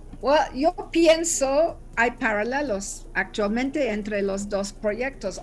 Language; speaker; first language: Spanish; non-native, learner; English